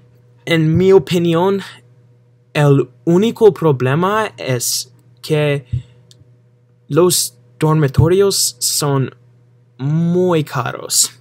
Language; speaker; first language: Spanish; non-native, learner; English